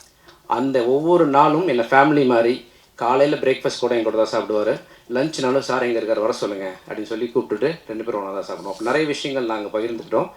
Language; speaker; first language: Tamil; native; Tamil